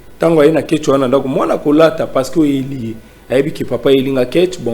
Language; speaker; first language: Lingala; native; Lingala